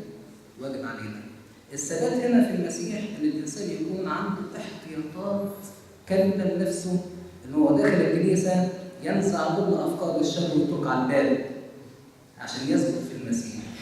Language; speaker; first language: Arabic; native; Arabic